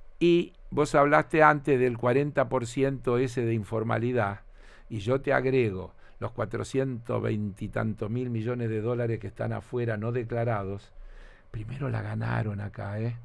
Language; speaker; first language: Spanish; native; Spanish